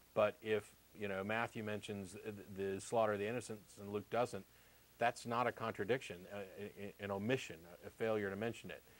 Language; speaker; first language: English; native; English